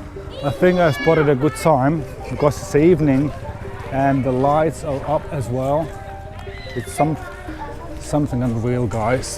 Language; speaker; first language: English; non-native, fluent; Lithuanian